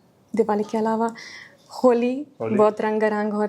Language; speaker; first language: Hindi; non-native, fluent; Ukrainian